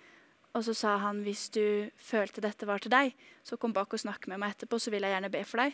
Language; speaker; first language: Norwegian; native; Norwegian